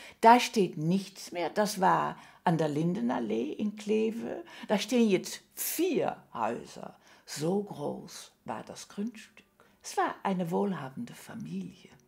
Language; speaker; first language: German; early bilingual, heritage; German